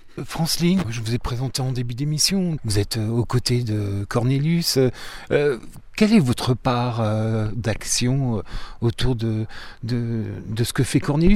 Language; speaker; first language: French; native; French